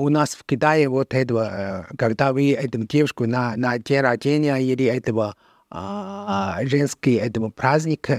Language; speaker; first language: Russian; non-native, learner; Chinese